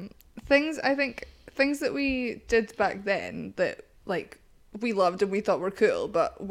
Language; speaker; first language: English; native; English